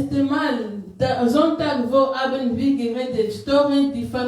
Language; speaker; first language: German; non-native, learner; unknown